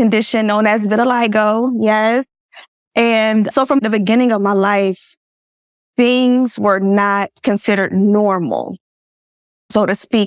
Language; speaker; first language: English; native; English